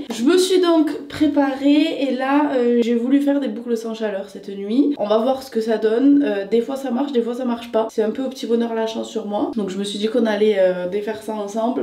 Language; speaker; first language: French; native; French